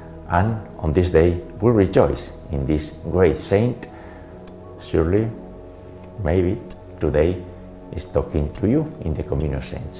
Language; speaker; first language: English; non-native, fluent; Spanish